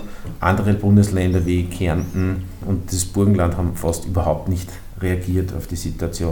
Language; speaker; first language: German; native; German